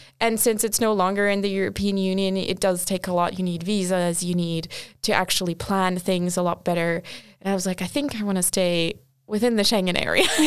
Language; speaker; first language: English; non-native, fluent; Portuguese